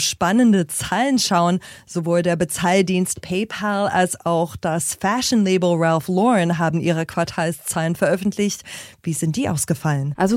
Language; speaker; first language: German; native; German